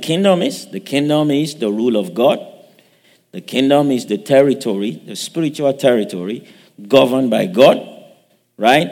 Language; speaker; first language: English; non-native, local second language; Yoruba